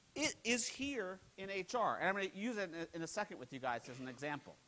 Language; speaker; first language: English; native; English